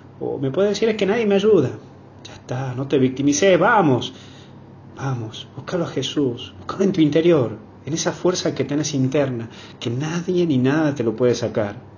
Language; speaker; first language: Spanish; native; Spanish